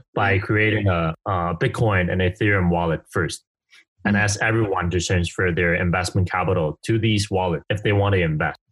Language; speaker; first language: English; non-native, fluent; Chinese